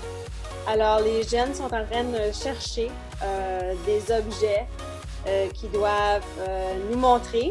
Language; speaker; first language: French; native; French